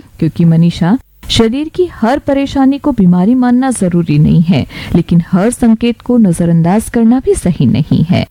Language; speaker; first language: Hindi; native; Hindi